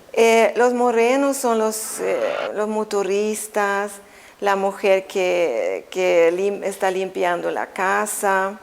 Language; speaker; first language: Spanish; non-native, fluent; Swedish